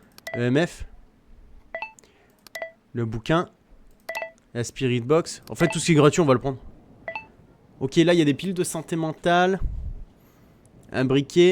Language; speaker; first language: French; native; French